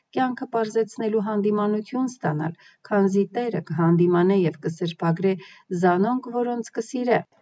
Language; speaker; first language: Armenian; early bilingual, heritage; Armenian